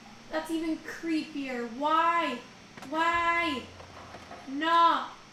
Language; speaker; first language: English; non-native, fluent; Spanish